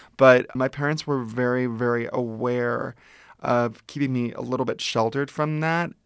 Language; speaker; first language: English; native; English